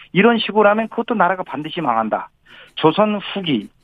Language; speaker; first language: Korean; native; Korean